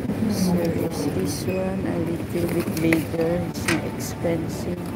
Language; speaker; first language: English; non-native, local second language; Filipino